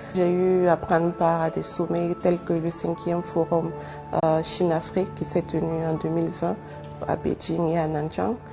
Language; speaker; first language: French; non-native, local second language; Mossi